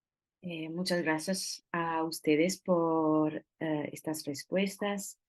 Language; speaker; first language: Spanish; non-native, fluent; French